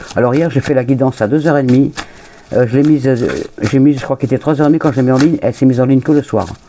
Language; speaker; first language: French; early bilingual, other home language; Portuguese